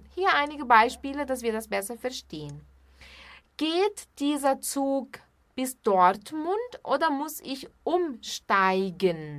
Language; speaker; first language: German; non-native, fluent; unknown